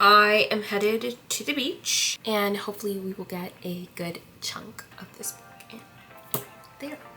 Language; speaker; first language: English; native; English